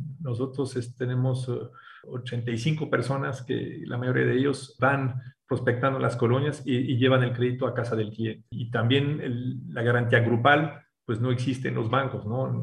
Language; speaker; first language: Spanish; non-native, fluent; French